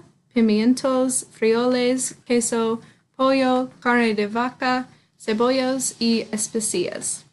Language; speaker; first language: Spanish; non-native, learner; English